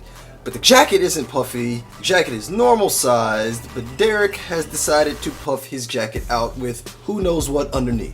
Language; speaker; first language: English; native; English